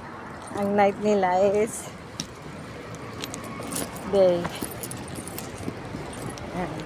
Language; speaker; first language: Filipino; native; Filipino